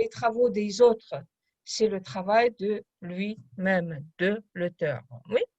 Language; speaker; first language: French; non-native, fluent; Kazakh